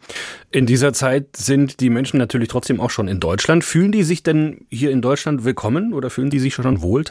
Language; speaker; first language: German; native; German